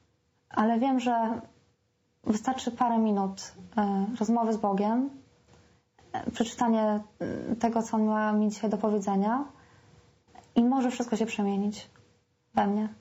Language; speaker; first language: Polish; native; Polish